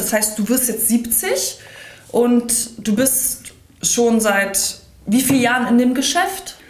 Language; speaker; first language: German; early bilingual, other home language; Serbian